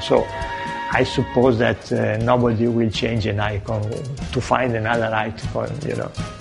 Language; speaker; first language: English; non-native, fluent; Italian